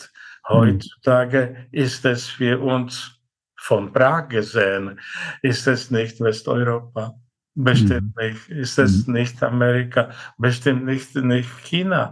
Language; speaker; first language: German; non-native, fluent; Czech